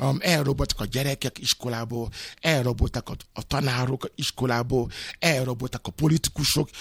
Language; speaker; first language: Hungarian; non-native, fluent; Yoruba